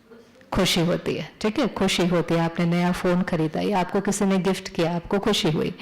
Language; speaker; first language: Hindi; native; Hindi